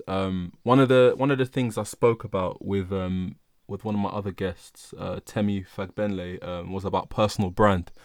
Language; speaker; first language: English; early bilingual, other home language; Yoruba